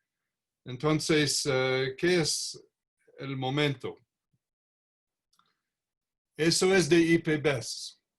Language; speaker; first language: Spanish; non-native, learner; English